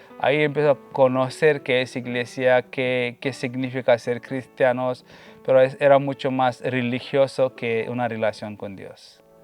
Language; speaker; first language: Spanish; non-native, fluent; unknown